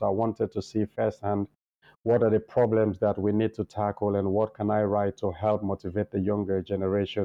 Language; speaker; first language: English; non-native, local second language; Krio